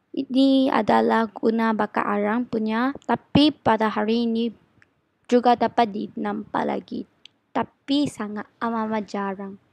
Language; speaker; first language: Malay; non-native, local second language; Chinese